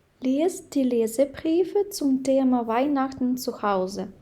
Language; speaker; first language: German; non-native, fluent; Ukrainian